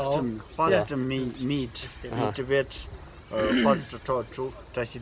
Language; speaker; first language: English; non-native, learner; Tibetan